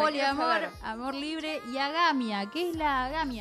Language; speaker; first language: Spanish; native; Spanish